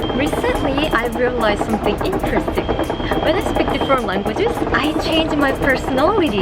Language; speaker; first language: English; non-native, fluent; Korean